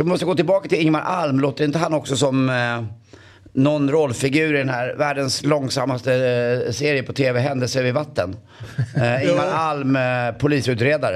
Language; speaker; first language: Swedish; native; Swedish